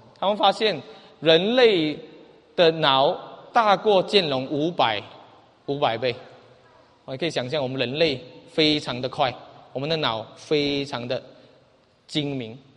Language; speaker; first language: Chinese; native; Chinese